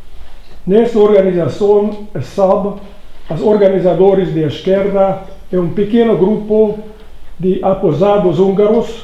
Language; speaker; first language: Portuguese; non-native, learner; Hungarian